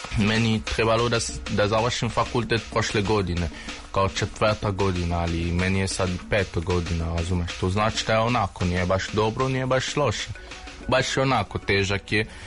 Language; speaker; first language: Serbian; non-native, learner; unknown